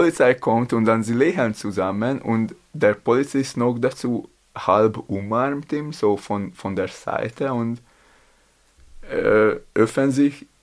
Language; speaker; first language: German; non-native, learner; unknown